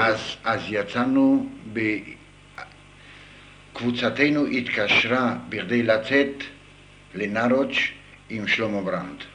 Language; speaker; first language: Hebrew; non-native, fluent; Yiddish